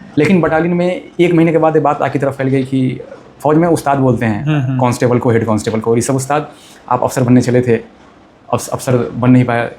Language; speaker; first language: Hindi; native; Hindi